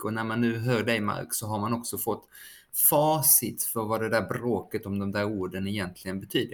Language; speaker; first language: Swedish; native; Swedish